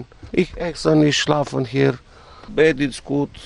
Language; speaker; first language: German; non-native, learner; Romanian